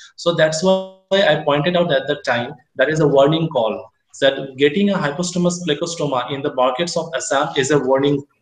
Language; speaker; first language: English; non-native, local second language; Assamese